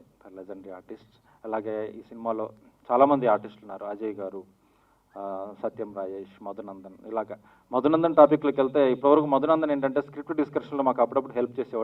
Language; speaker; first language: Telugu; native; Telugu